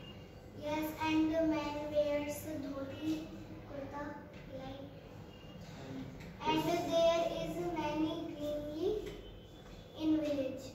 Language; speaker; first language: English; non-native, learner; Hindi